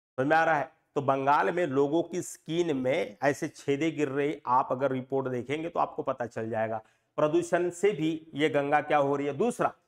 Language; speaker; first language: Hindi; non-native, local second language; Marathi